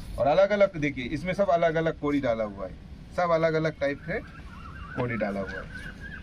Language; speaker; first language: Hindi; non-native, local second language; Bangla